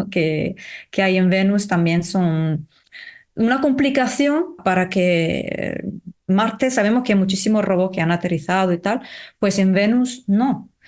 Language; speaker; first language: Spanish; non-native, fluent; Italian